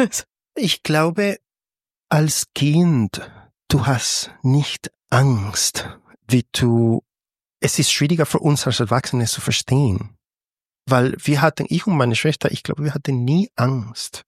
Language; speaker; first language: German; non-native, fluent; Spanish